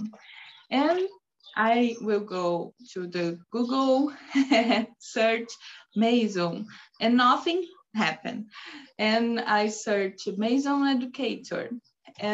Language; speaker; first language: English; non-native, learner; Portuguese